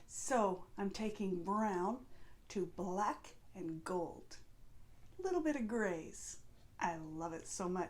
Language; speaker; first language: English; native; English